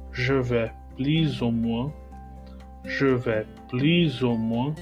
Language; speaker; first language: French; non-native, fluent; Portuguese